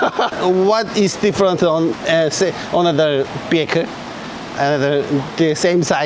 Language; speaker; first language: English; non-native, learner; Korean